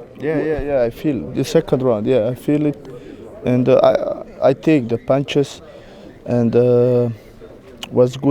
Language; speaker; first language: English; non-native, learner; Croatian